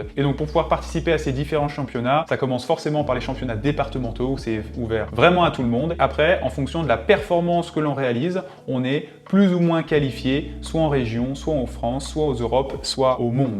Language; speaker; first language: French; native; French